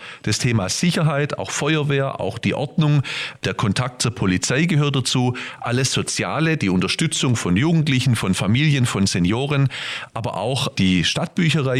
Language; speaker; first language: German; native; German